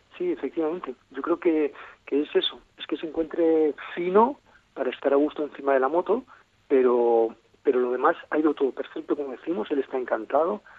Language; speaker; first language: Spanish; native; Spanish